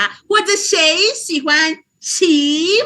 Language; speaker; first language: Chinese; non-native, fluent; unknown